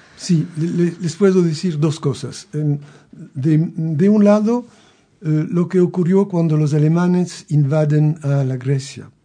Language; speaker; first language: Spanish; non-native, fluent; French